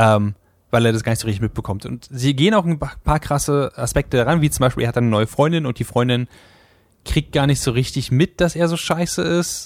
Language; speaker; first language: German; native; German